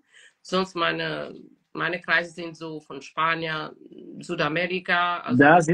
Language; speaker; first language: German; non-native, fluent; Portuguese